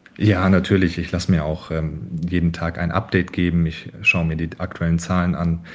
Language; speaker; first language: German; early bilingual, other home language; Turkish